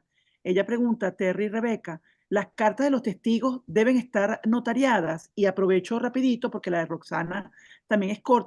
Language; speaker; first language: Spanish; native; Spanish